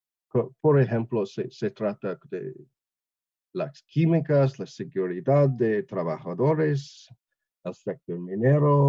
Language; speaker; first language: Spanish; non-native, learner; English